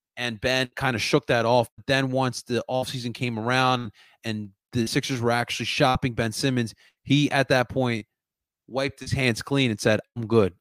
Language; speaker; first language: English; native; English